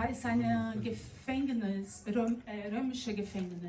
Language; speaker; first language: German; non-native, learner; Portuguese